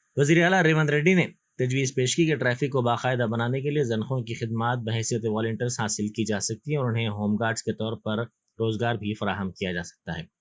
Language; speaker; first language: Hindi; non-native, local second language; Urdu